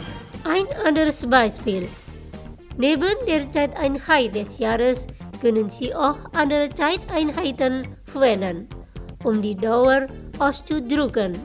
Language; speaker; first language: German; non-native, fluent; Indonesian